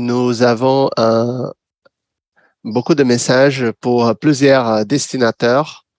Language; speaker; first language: French; non-native, fluent; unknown